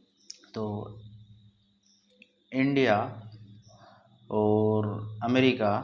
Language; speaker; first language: Hindi; non-native, local second language; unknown